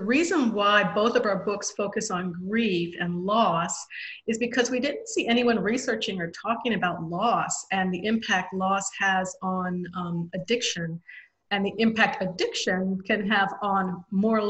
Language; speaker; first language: English; native; English